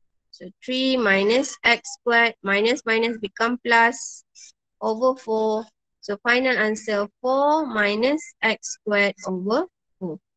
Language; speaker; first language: English; non-native, local second language; Malay